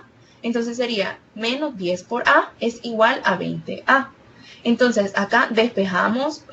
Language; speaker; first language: Spanish; native; Spanish